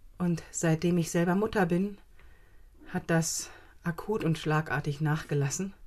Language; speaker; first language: German; early bilingual, other home language; Greek